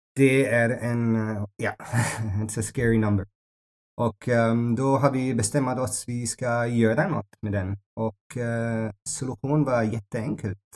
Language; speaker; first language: Swedish; non-native, learner; Amharic